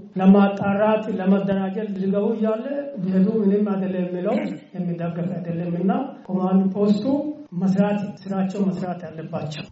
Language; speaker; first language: Amharic; non-native, local second language; Sidamo